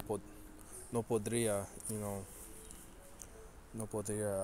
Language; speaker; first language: Spanish; early bilingual, heritage; Spanish